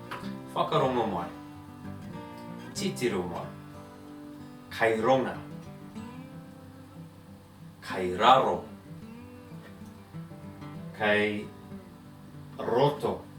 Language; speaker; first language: Māori; non-native, learner; English